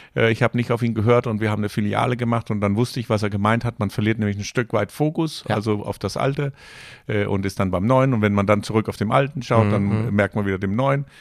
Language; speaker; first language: German; non-native, fluent; Danish